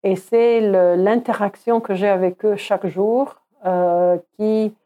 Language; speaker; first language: French; non-native, fluent; Croatian